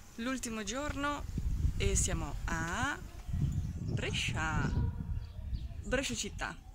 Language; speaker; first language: Italian; non-native, fluent; Hungarian